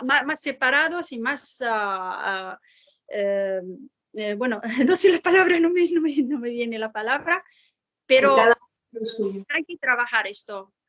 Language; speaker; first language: Spanish; non-native, fluent; Arabic